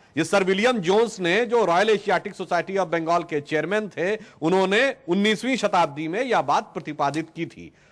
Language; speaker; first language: Hindi; native; Hindi